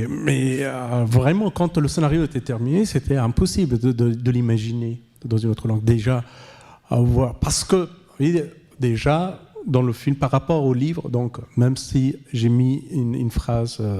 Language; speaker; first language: French; non-native, fluent; Persian